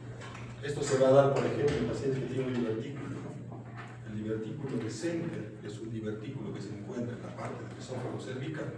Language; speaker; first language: Spanish; native; Spanish